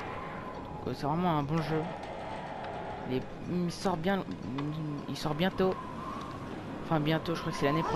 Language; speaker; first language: French; native; French